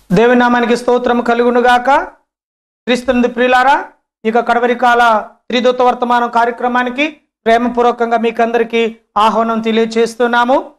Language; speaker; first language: Telugu; non-native, local second language; Lambadi